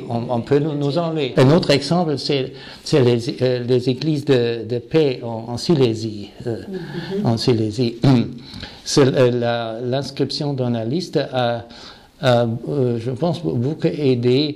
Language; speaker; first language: French; non-native, fluent; German